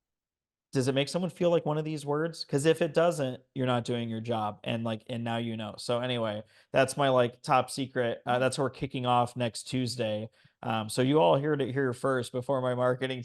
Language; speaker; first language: English; native; English